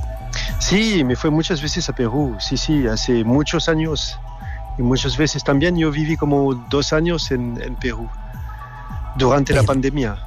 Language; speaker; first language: Spanish; non-native, learner; French